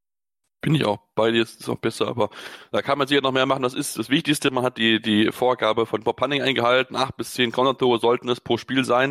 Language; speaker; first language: German; native; German